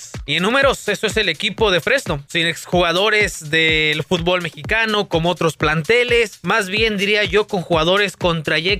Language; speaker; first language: Spanish; native; Spanish